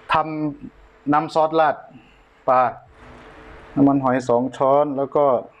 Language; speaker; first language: Thai; native; Thai